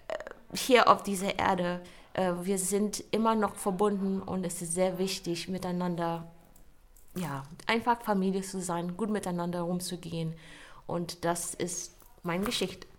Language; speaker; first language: German; non-native, fluent; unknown